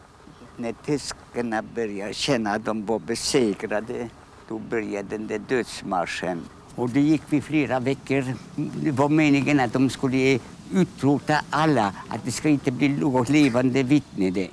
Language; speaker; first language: Swedish; non-native, fluent; Polish